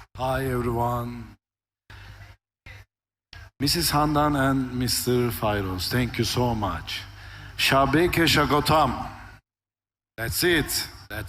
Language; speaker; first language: English; non-native, learner; Turkish